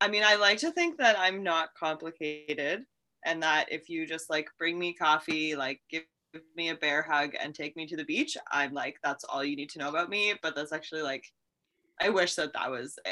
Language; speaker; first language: English; native; English